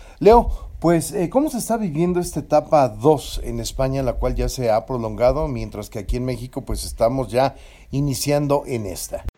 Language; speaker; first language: Spanish; native; Spanish